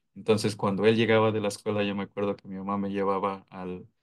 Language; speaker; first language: Spanish; early bilingual, heritage; Spanish